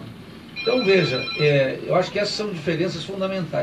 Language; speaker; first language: Portuguese; native; Portuguese